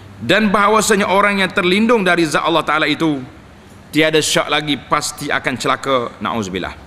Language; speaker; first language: Malay; native; Malay